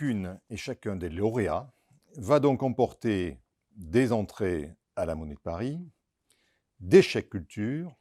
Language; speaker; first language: French; native; French